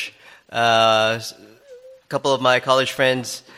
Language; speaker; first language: English; non-native, local second language; Filipino